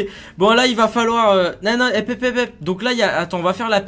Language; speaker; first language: French; native; French